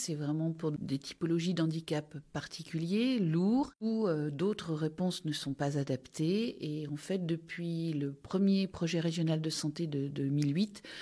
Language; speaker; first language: French; native; French